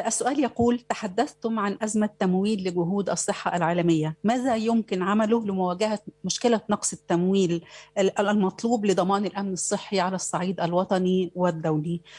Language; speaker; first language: Arabic; native; Arabic